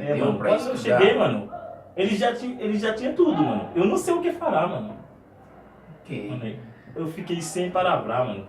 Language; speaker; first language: Portuguese; non-native, fluent; Haitian Creole